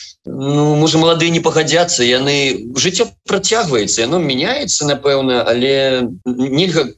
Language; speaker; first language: Belarusian; non-native, local second language; Russian